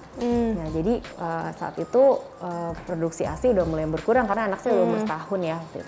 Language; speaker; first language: Indonesian; native; Indonesian